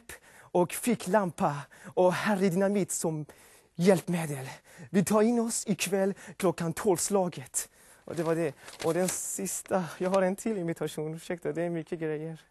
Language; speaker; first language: Swedish; non-native, fluent; Persian